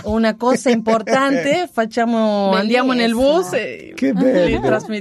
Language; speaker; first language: Italian; non-native, learner; Spanish